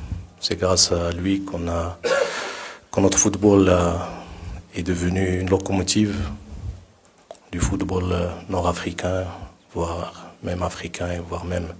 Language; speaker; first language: French; non-native, local second language; Arabic